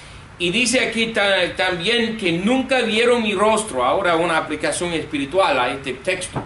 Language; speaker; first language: Spanish; non-native, fluent; English